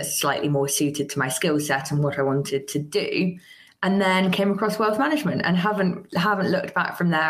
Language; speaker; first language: English; native; English